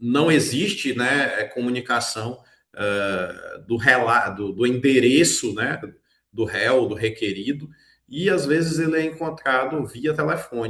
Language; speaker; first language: Portuguese; native; Portuguese